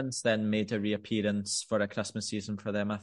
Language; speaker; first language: English; native; English